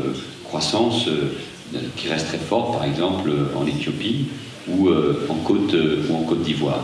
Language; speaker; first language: French; native; French